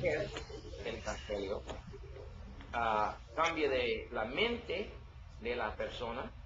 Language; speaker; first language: Spanish; non-native, learner; English